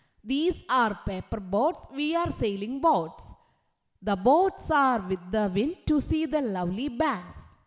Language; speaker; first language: English; non-native, local second language; Malayalam